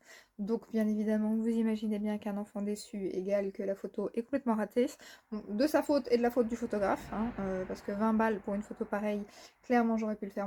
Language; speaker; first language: French; native; French